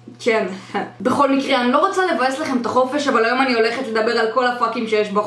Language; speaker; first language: Hebrew; native; Hebrew